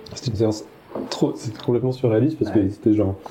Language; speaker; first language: French; native; French